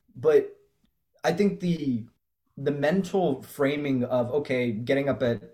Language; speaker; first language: English; native; English